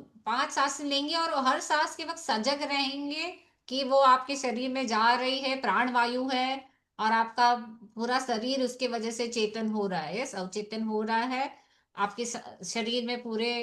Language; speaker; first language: Hindi; native; Hindi